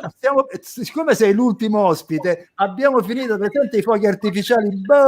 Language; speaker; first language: Italian; native; Italian